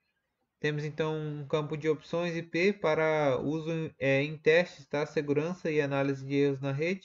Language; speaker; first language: Portuguese; native; Portuguese